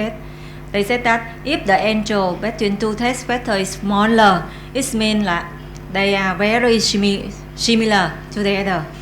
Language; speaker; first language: English; non-native, learner; Vietnamese